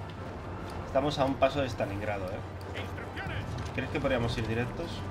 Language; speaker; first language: Spanish; native; Spanish